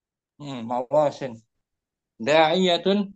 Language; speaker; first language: Arabic; non-native, fluent; Indonesian